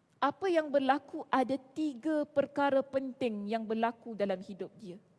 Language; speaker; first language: Malay; native; Malay